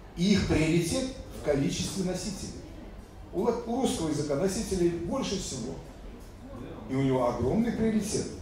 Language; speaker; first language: Russian; non-native, local second language; Latvian